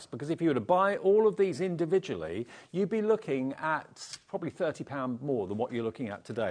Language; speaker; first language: English; native; English